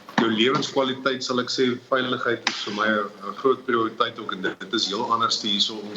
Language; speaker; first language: Afrikaans; native; Afrikaans